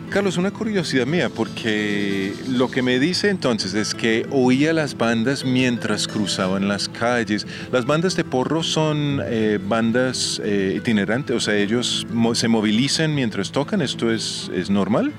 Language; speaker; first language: Spanish; non-native, fluent; English